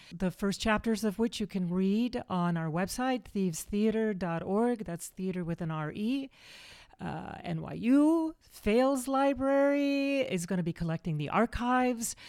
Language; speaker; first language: English; early bilingual, other home language; German